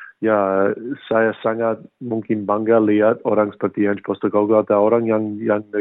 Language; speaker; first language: Indonesian; non-native, fluent; English